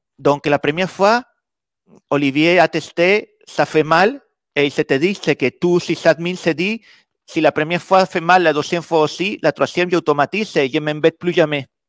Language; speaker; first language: French; non-native, fluent; Spanish